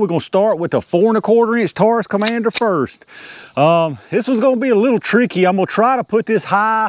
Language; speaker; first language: English; native; English